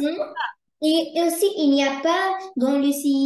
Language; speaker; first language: French; non-native, learner; Arabic